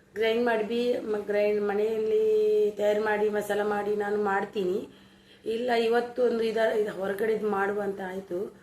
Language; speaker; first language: Kannada; non-native, local second language; Tulu